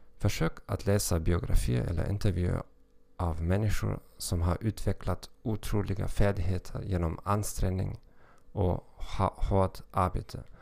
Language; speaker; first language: Swedish; non-native, learner; German